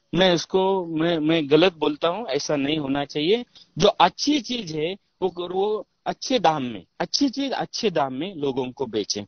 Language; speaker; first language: Hindi; non-native, local second language; Marathi